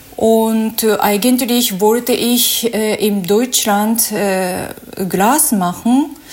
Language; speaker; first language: German; non-native, learner; Japanese